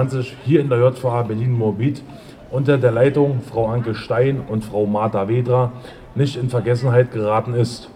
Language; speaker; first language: German; native; German